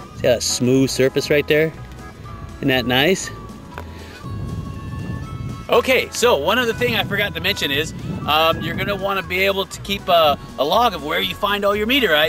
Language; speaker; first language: English; native; English